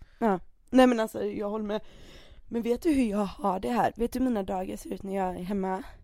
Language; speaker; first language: Swedish; native; Swedish